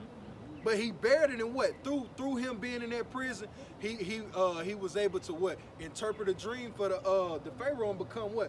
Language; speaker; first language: English; native; English